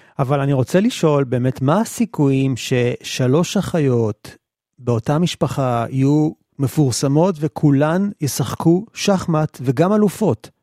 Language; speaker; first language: Hebrew; native; Hebrew